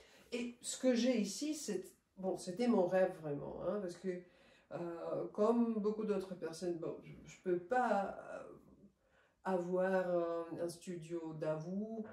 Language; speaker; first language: French; non-native, fluent; Russian